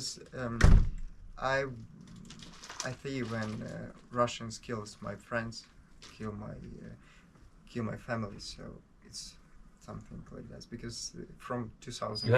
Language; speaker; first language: English; non-native, learner; Ukrainian